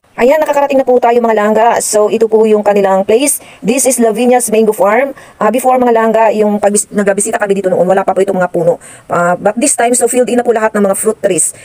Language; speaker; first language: Filipino; non-native, local second language; Hiligaynon